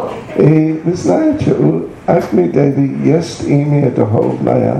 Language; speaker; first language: Russian; non-native, learner; English